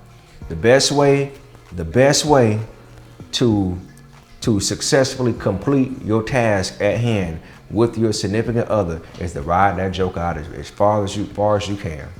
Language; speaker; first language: English; native; English